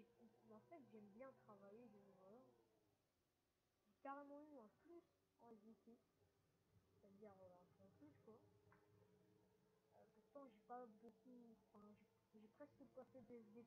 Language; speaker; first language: French; native; French